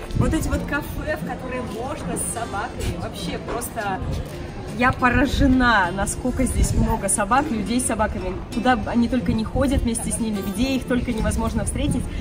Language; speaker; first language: Russian; native; Russian